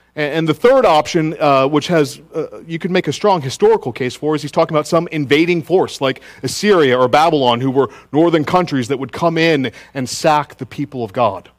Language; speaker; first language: English; native; English